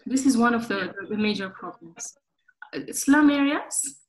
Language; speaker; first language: English; non-native, local second language; Amharic